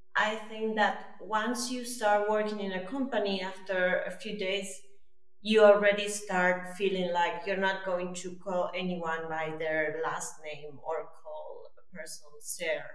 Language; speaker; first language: English; non-native, fluent; Spanish